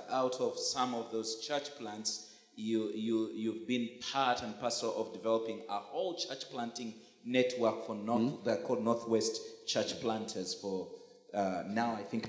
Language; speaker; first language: English; non-native, local second language; Ganda